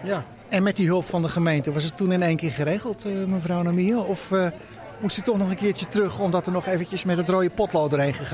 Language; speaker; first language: Dutch; native; Dutch